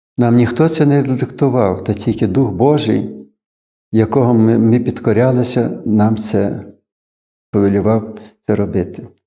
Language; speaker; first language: Ukrainian; native; Ukrainian